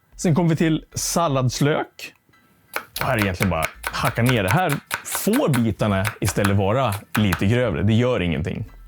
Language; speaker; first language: Swedish; native; Swedish